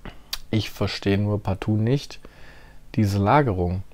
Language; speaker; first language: German; native; German